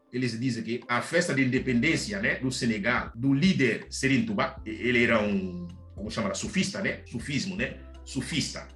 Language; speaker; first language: Portuguese; non-native, fluent; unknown